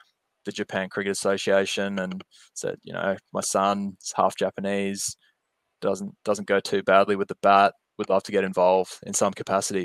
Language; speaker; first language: English; non-native, local second language; Japanese